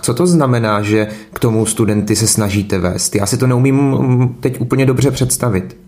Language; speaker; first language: Czech; native; Czech